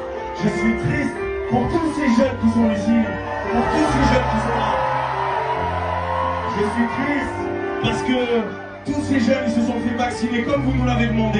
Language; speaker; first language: French; native; French